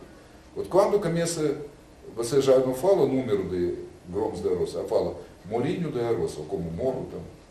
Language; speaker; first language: Portuguese; non-native, learner; Russian